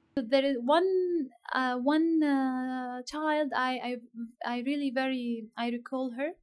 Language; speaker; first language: English; non-native, fluent; Arabic